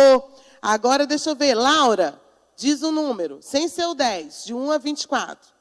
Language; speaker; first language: Portuguese; native; Portuguese